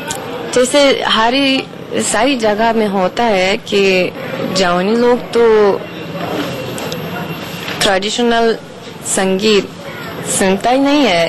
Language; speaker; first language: Hindi; non-native, fluent; Japanese